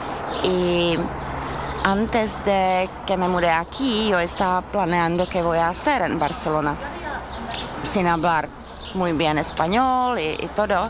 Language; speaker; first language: Spanish; non-native, learner; Czech